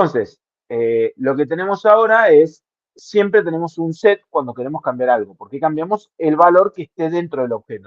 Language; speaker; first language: Spanish; native; Spanish